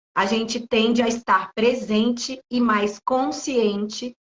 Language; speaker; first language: Portuguese; native; Portuguese